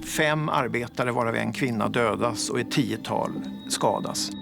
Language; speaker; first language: Swedish; native; Swedish